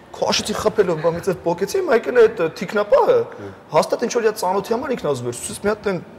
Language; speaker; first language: Armenian; native; Armenian